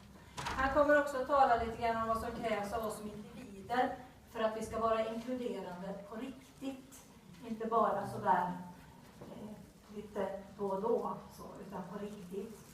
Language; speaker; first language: Swedish; native; Swedish